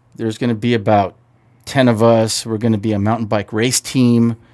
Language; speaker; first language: English; native; English